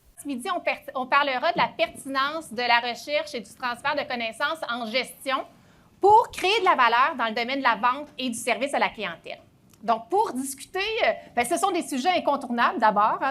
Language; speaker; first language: French; native; French